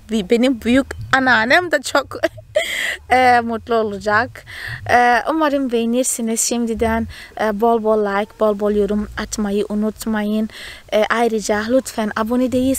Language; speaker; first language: Turkish; non-native, fluent; Portuguese